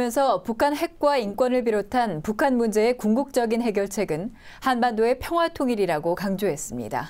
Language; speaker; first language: Korean; native; Korean